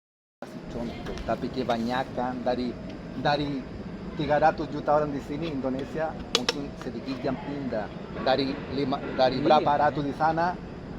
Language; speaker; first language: Indonesian; non-native, fluent; Spanish